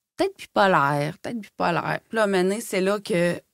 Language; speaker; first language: French; native; French